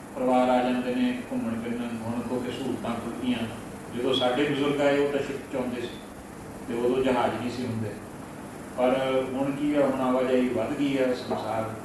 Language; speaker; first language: Punjabi; early bilingual, heritage; Punjabi